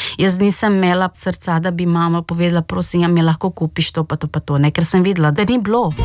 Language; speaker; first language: Slovenian; non-native, fluent; Portuguese